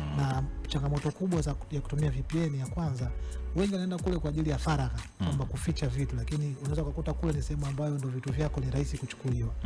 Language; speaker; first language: Swahili; native; Swahili